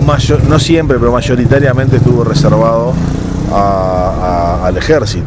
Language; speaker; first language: Spanish; native; Spanish